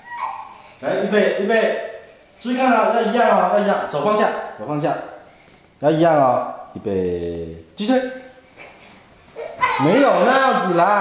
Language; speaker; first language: Chinese; native; Chinese